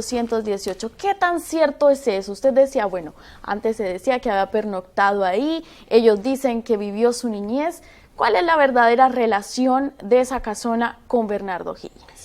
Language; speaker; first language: Spanish; native; Spanish